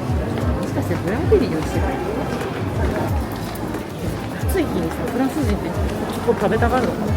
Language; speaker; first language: Japanese; native; Japanese